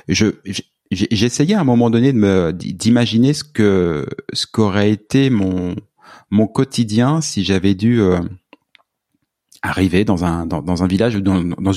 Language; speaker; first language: French; native; French